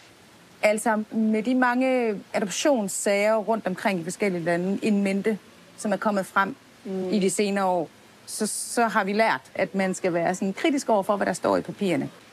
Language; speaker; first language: Danish; native; Danish